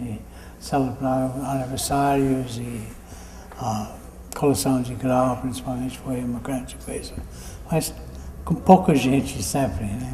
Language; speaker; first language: Portuguese; non-native, fluent; English